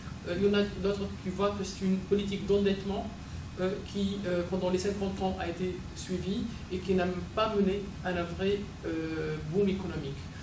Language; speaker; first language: French; non-native, local second language; Arabic